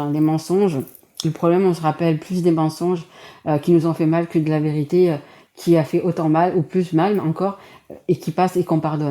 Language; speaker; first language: French; native; French